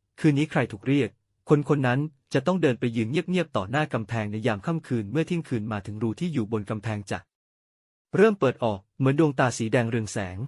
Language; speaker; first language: Thai; native; Thai